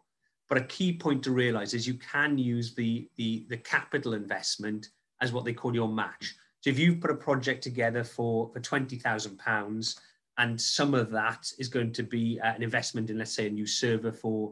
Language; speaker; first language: English; native; English